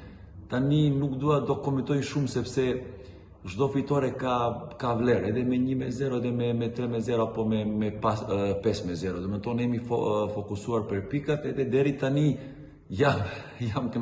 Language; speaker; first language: Albanian; non-native, learner; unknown